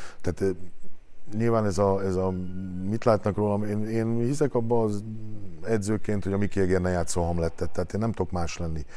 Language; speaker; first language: Hungarian; native; Hungarian